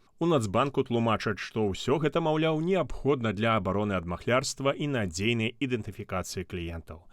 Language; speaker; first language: Belarusian; native; Belarusian